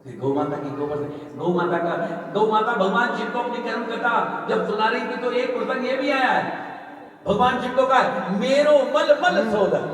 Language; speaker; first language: Hindi; non-native, local second language; Punjabi